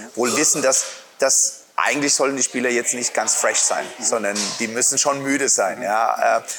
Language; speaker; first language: German; non-native, fluent; Spanish